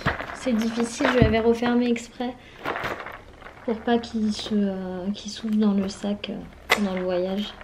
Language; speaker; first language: French; native; French